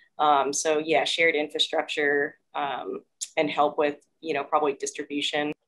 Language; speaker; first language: English; early bilingual, other home language; Korean